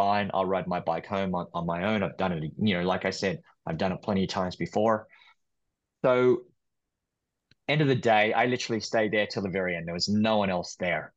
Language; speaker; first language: English; native; English